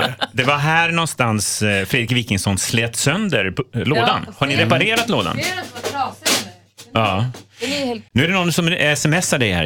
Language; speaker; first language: Swedish; native; Swedish